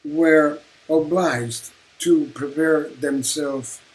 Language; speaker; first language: English; non-native, fluent; Italian